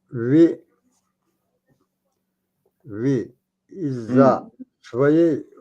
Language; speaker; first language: Russian; non-native, local second language; Tajik